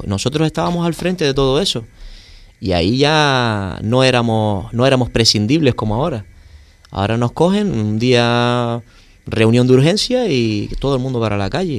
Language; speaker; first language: Spanish; native; Spanish